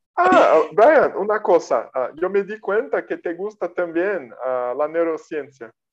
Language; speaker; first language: Spanish; non-native, fluent; Portuguese